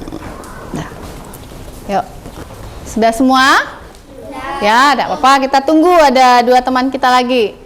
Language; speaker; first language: Indonesian; native; Indonesian